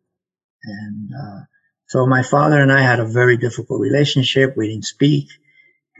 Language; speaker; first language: English; native; English